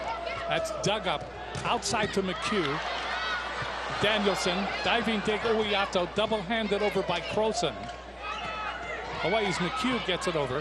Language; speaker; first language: English; native; English